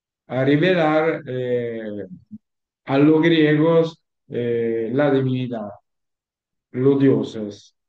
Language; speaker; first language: Spanish; non-native, fluent; Italian